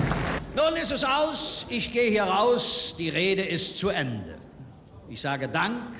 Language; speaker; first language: German; native; German